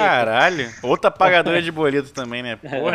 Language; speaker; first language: Portuguese; native; Portuguese